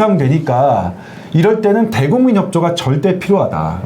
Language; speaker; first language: Korean; native; Korean